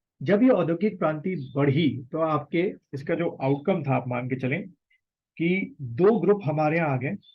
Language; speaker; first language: Hindi; native; Hindi